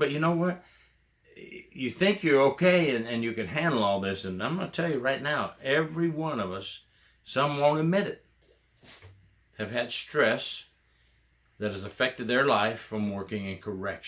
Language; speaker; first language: English; native; English